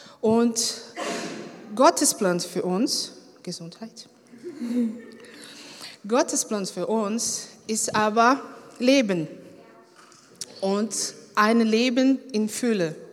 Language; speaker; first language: German; non-native, fluent; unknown